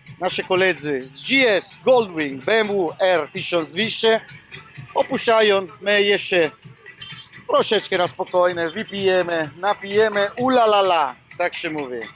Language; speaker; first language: Polish; non-native, learner; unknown